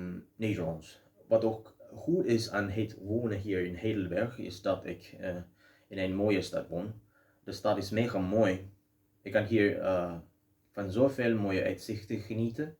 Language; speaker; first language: Dutch; non-native, fluent; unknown